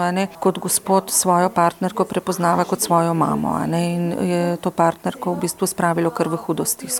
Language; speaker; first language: Slovenian; native; Slovenian